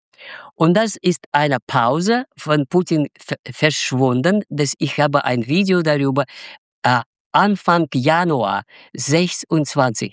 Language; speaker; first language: German; non-native, fluent; Russian